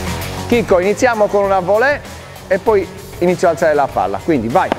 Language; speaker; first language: Italian; native; Italian